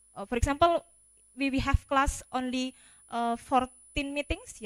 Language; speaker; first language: English; non-native, fluent; Indonesian